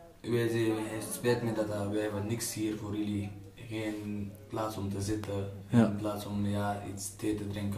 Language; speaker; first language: Dutch; non-native, learner; Pashto